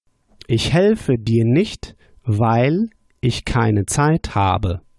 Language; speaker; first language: German; non-native, fluent; English